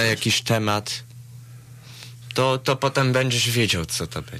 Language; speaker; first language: Polish; early bilingual, heritage; Polish